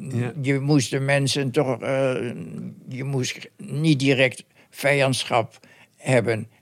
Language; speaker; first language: Dutch; native; Dutch